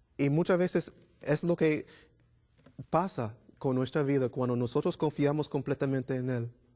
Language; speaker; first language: Spanish; non-native, fluent; English